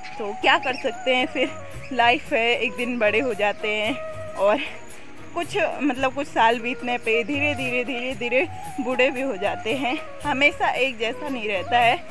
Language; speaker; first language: Hindi; native; Hindi